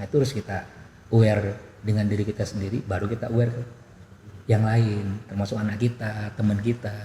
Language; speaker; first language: Indonesian; non-native, local second language; Banjar